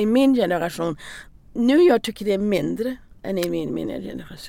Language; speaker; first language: Swedish; non-native, learner; English